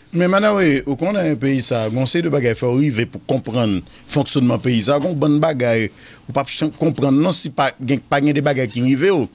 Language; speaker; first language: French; non-native, local second language; Haitian Creole